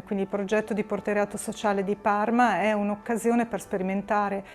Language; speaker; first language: Italian; native; Italian